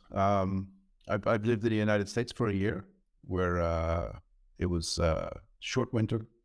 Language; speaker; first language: English; non-native, fluent; Dutch